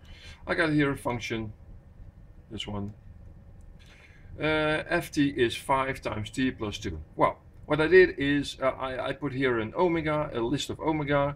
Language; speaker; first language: English; non-native, fluent; Dutch